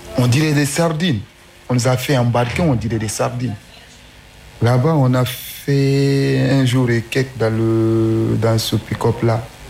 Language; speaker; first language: French; non-native, local second language; Susu